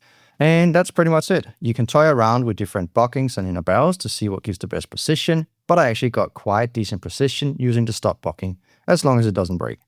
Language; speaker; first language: English; non-native, fluent; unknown